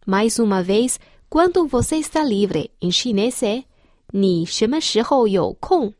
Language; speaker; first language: Portuguese; non-native, fluent; Chinese